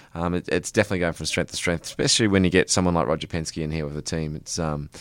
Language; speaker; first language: English; native; English